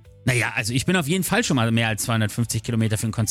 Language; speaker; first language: German; native; German